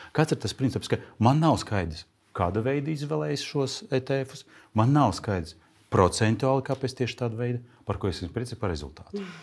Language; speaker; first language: Latvian; non-native, local second language; Russian